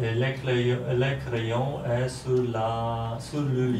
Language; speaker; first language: French; non-native, learner; Polish